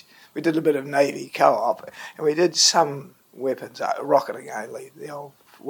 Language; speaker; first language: English; native; English